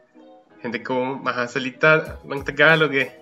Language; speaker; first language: Filipino; non-native, learner; Spanish